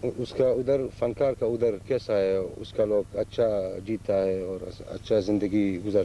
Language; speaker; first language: Hindi; non-native, learner; Central Kurdish